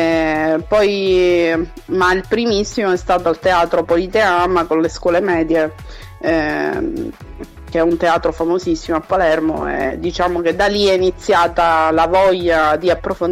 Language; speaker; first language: Italian; early bilingual, other home language; Portuguese